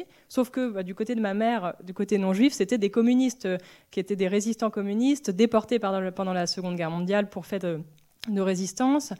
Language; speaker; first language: French; native; French